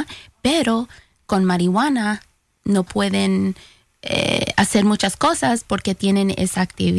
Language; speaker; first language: Spanish; early bilingual, heritage; Spanish